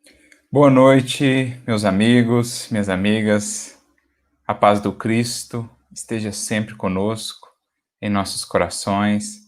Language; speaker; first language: Portuguese; native; Portuguese